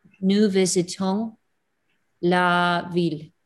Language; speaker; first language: French; non-native, learner; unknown